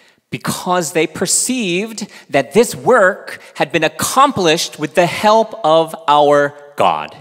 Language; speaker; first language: English; early bilingual, other home language; Korean